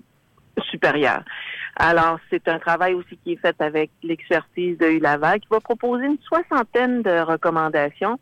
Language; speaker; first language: French; native; French